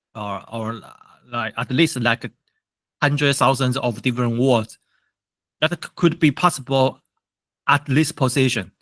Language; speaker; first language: English; non-native, fluent; Chinese